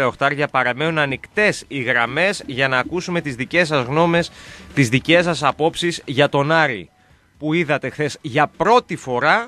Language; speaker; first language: Greek; native; Greek